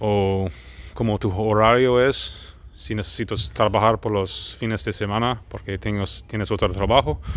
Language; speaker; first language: Spanish; non-native, learner; English